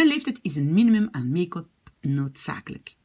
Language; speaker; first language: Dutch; non-native, fluent; French